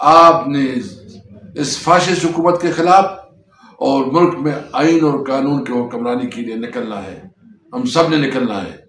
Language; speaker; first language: Urdu; non-native, local second language; Pashto